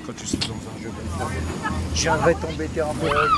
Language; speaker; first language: French; native; French